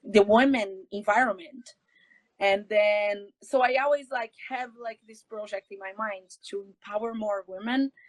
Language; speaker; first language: English; non-native, fluent; Portuguese